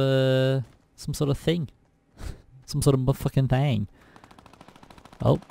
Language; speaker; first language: English; native; English